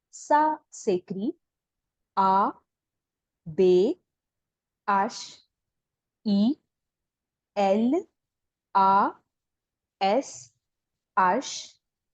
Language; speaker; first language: French; non-native, fluent; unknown